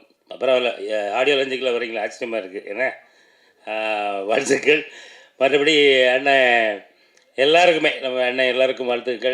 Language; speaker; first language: Tamil; native; Tamil